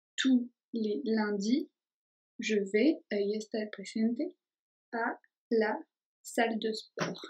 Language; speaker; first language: Spanish; non-native, fluent; French